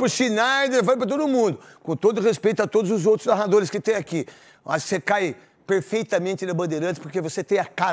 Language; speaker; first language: Portuguese; native; Portuguese